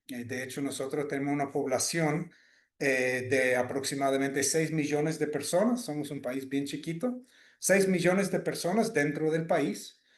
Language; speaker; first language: Spanish; non-native, fluent; English